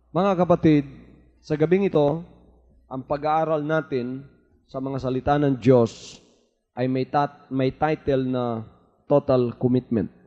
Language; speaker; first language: Filipino; non-native, local second language; Cebuano